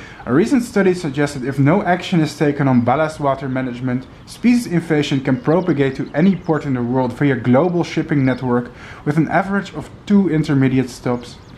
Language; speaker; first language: English; non-native, fluent; Dutch